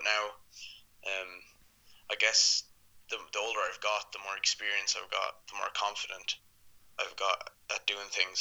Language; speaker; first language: English; native; English